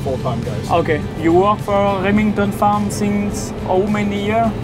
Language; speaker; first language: English; non-native, learner; French